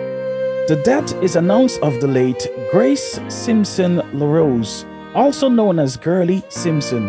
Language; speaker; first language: English; native; English